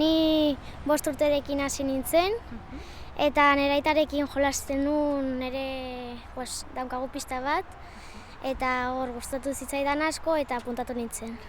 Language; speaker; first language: Basque; non-native, local second language; Spanish